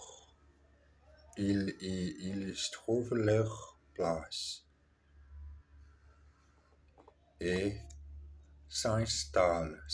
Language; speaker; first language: French; non-native, learner; Portuguese